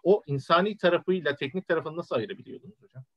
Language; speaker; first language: Turkish; native; Turkish